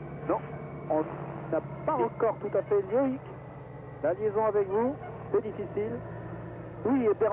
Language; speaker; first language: French; native; French